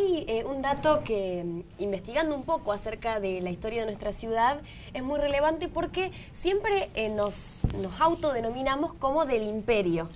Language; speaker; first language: Spanish; native; Spanish